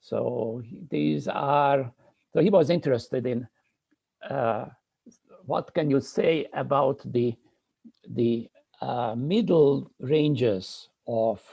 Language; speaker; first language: English; non-native, fluent; Hungarian